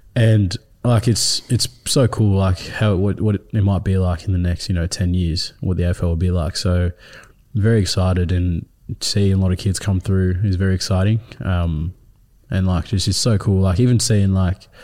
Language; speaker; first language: English; early bilingual, other home language; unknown